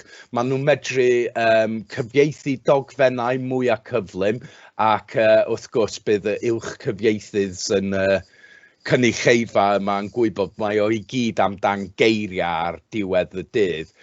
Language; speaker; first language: Welsh; non-native, local second language; English